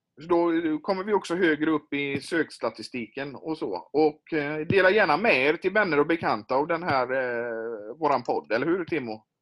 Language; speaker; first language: Swedish; native; Swedish